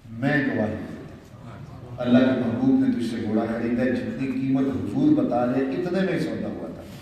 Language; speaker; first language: Urdu; non-native, local second language; Punjabi